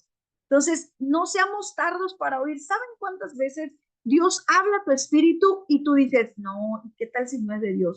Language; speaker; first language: Spanish; native; Spanish